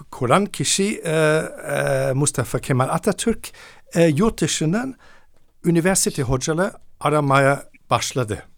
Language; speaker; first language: Turkish; non-native, fluent; German